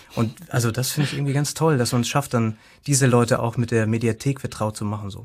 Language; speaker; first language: German; native; German